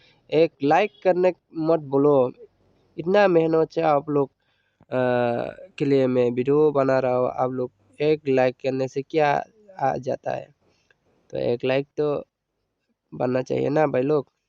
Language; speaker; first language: Hindi; non-native, local second language; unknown